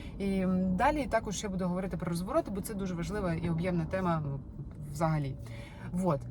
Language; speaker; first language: Ukrainian; non-native, local second language; Russian